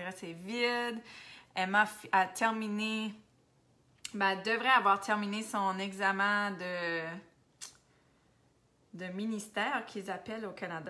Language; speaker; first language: French; native; French